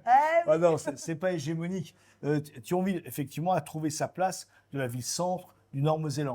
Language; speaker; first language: French; native; French